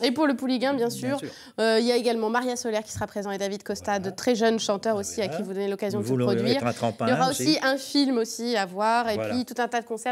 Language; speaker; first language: French; native; French